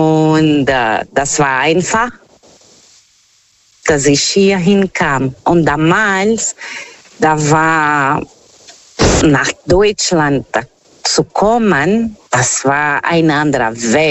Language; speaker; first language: German; non-native, fluent; Portuguese